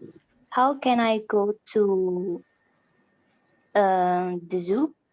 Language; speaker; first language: English; non-native, learner; Indonesian